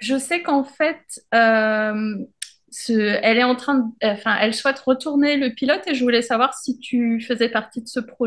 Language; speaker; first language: French; native; French